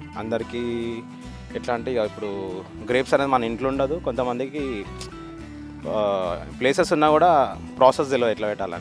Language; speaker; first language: Telugu; native; Telugu